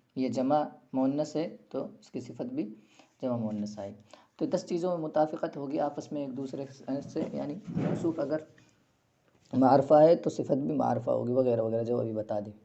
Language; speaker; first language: Urdu; native; Urdu